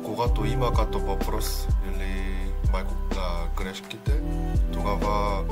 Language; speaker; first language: Bulgarian; non-native, learner; Korean